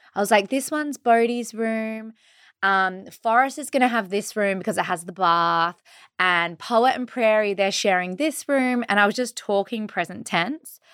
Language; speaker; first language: English; native; English